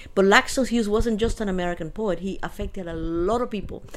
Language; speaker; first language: English; early bilingual, other home language; Spanish